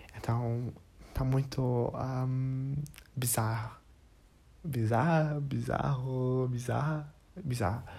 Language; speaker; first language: Portuguese; non-native, learner; English